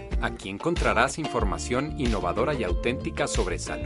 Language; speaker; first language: Spanish; native; Spanish